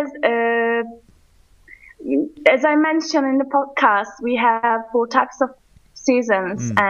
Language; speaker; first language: English; non-native, learner; Turkish